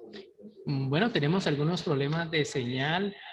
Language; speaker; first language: Spanish; native; Spanish